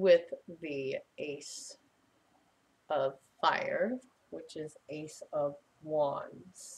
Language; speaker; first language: English; native; English